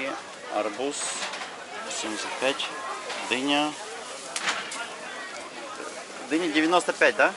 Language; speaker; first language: Russian; native; Russian